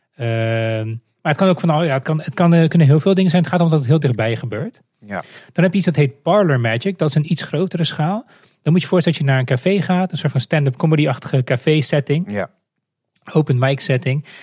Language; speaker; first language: Dutch; non-native, fluent; Romanian